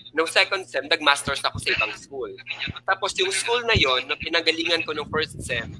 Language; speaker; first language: Filipino; non-native, local second language; Hiligaynon